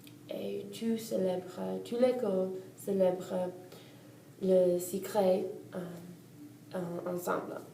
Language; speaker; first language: French; non-native, learner; English